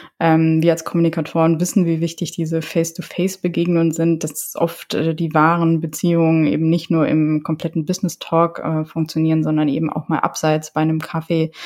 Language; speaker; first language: German; early bilingual, other home language; Polish